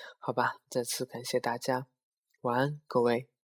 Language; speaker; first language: Chinese; native; Chinese